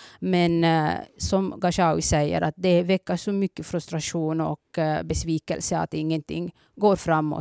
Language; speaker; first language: Swedish; early bilingual, other home language; Somali